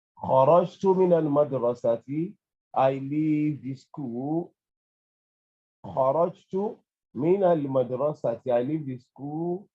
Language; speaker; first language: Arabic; non-native, fluent; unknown